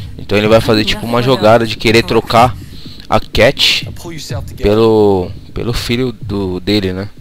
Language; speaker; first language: Portuguese; native; Portuguese